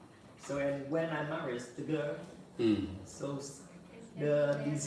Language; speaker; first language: English; non-native, learner; Vietnamese